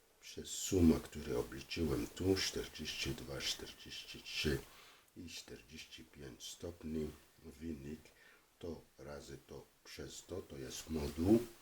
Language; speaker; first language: Polish; non-native, learner; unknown